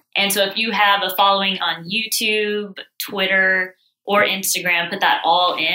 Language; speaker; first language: English; native; English